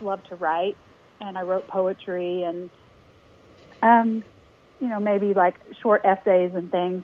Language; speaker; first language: English; native; English